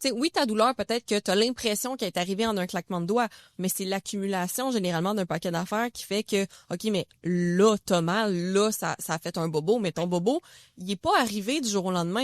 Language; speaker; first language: French; native; French